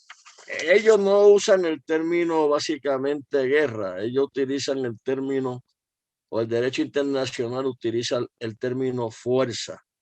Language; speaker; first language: Spanish; native; Spanish